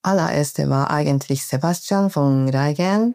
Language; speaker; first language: German; non-native, learner; Japanese